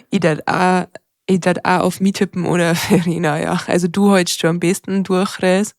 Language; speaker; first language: German; native; German